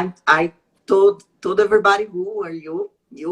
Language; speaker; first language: English; non-native, learner; Portuguese